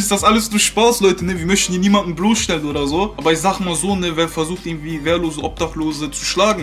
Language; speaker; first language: German; native; German